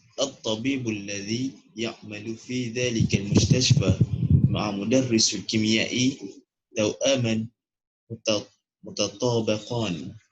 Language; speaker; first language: Arabic; non-native, learner; Malay